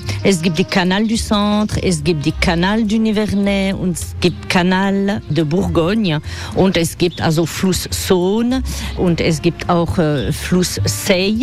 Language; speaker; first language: German; non-native, fluent; French